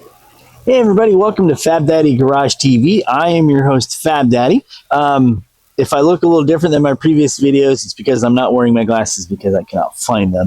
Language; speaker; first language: English; native; English